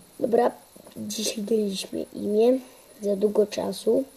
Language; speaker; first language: Polish; early bilingual, heritage; Polish